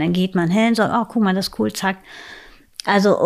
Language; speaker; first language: German; non-native, fluent; Arabic